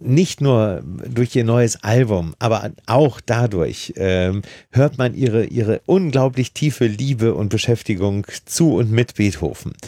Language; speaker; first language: German; native; German